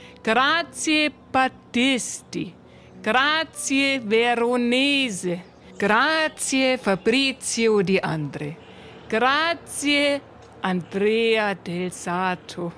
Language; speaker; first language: Italian; non-native, learner; German